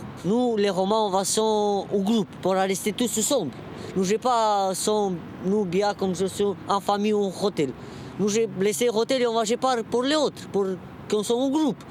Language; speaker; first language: French; non-native, learner; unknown